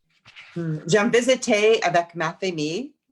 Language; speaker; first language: French; non-native, learner; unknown